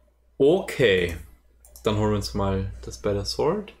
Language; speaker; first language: German; native; German